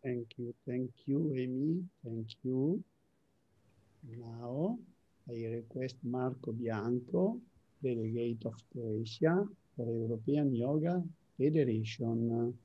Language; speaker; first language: English; non-native, learner; Italian